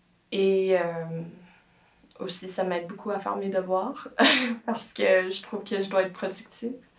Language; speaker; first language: French; non-native, local second language; English